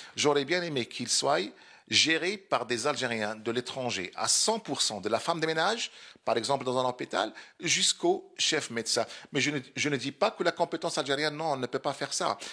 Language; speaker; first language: French; non-native, local second language; Arabic